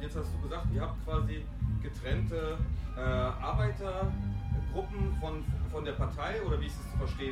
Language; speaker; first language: German; native; German